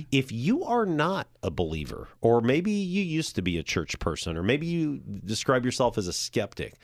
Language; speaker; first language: English; native; English